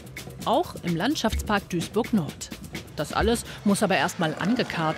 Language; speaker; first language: German; native; German